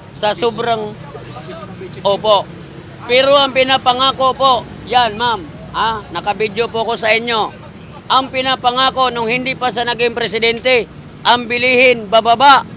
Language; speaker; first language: Filipino; native; Filipino